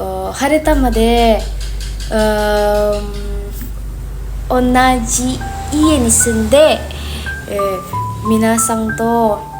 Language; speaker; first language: Japanese; non-native, learner; Indonesian